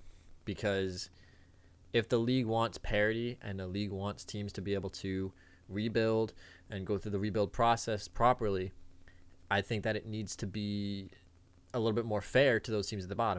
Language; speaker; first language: English; native; English